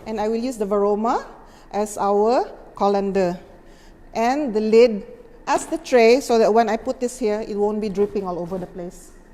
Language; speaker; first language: English; non-native, local second language; Malay